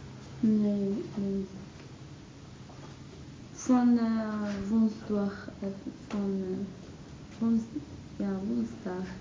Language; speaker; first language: Dutch; non-native, learner; Arabic